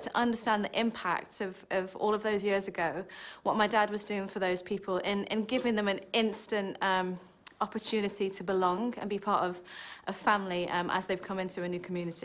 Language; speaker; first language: English; native; English